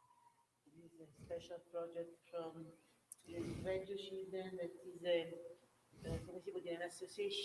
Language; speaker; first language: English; non-native, learner; Italian